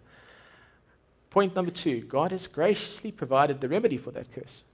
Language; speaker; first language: English; native; English